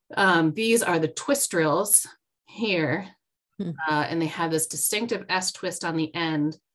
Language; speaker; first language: English; native; English